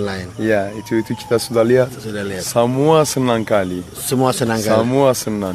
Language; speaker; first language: Indonesian; non-native, learner; Turkish